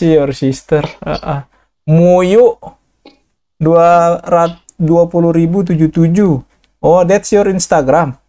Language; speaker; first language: English; non-native, learner; Indonesian